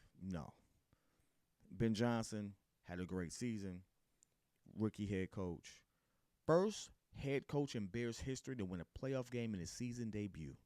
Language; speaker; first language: English; native; English